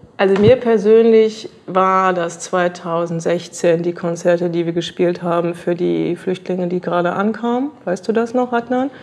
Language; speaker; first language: German; native; German